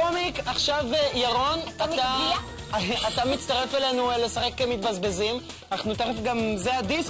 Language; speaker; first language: Hebrew; native; Hebrew